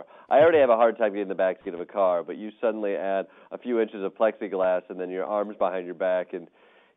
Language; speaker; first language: English; native; English